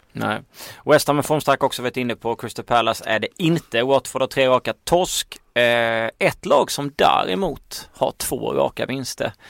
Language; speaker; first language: Swedish; native; Swedish